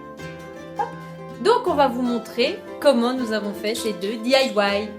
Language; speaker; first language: French; native; French